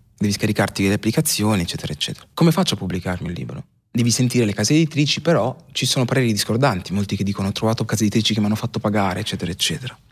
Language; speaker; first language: Italian; early bilingual, other home language; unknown